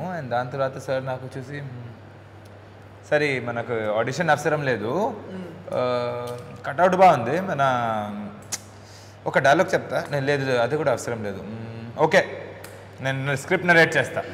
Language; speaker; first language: Telugu; non-native, learner; Hindi